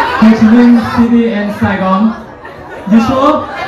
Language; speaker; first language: English; non-native, fluent; Vietnamese